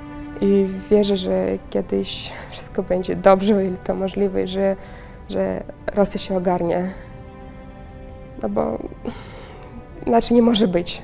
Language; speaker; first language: Polish; non-native, fluent; Russian